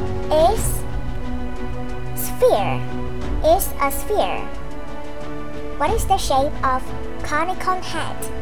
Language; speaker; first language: English; non-native, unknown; Vietnamese